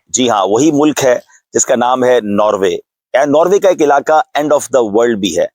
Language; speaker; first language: Urdu; native; Urdu